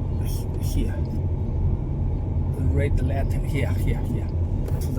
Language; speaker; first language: English; non-native, learner; Chinese